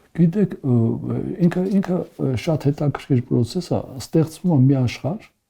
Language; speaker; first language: Armenian; early bilingual, heritage; Armenian